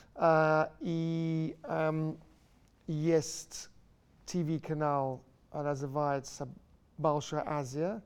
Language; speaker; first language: Russian; non-native, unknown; English